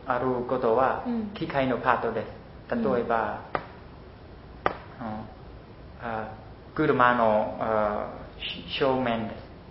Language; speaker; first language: Japanese; non-native, learner; Khmer